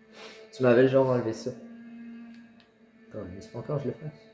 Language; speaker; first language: French; native; French